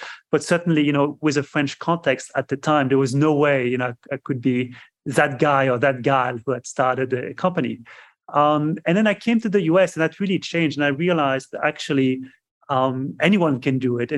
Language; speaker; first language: English; non-native, fluent; French